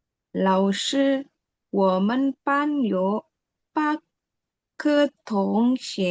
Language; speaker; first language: Chinese; non-native, learner; Indonesian